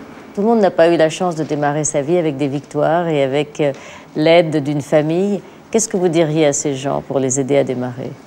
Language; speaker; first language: French; native; French